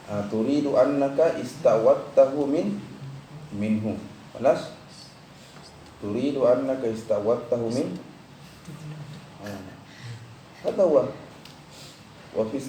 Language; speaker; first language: Arabic; non-native, fluent; Indonesian